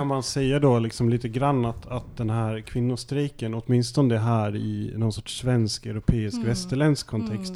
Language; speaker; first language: Swedish; native; Swedish